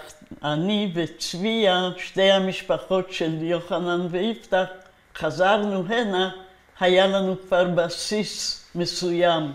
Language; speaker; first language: Hebrew; non-native, fluent; Polish